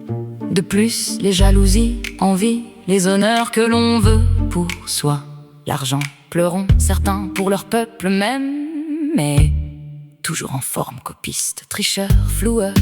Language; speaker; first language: French; native; French